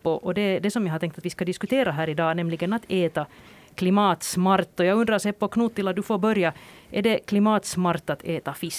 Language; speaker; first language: Swedish; native; Swedish